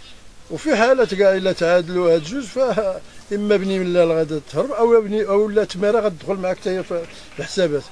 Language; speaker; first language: Arabic; native; Arabic